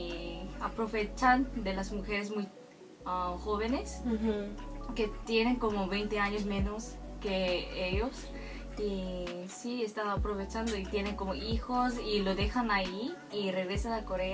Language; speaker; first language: Spanish; non-native, fluent; Korean